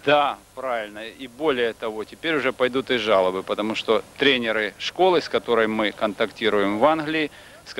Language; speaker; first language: Russian; native; Russian